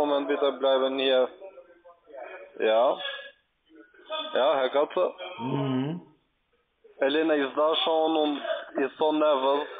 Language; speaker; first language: German; non-native, learner; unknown